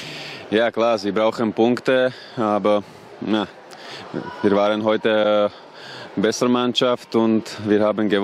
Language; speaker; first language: German; non-native, learner; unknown